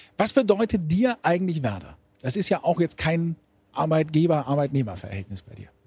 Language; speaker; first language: German; native; German